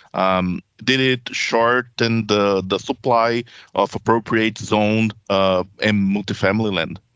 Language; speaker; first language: English; non-native, fluent; Portuguese